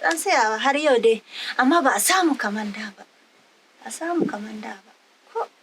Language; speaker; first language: Hausa; non-native, local second language; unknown